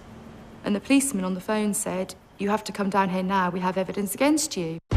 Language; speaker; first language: English; native; English